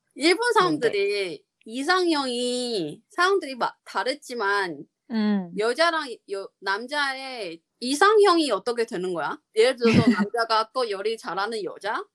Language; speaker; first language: Korean; non-native, learner; Chinese